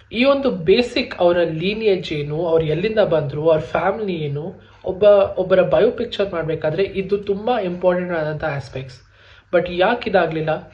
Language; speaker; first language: Kannada; non-native, local second language; Kodava